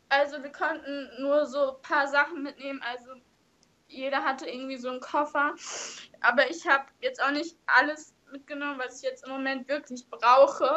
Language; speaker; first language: German; native; German